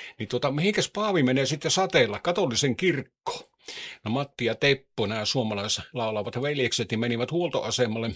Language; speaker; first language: Finnish; native; Finnish